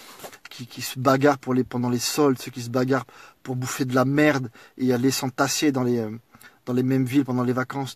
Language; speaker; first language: French; native; French